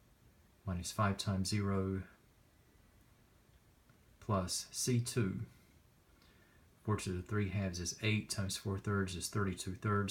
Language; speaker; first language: English; native; English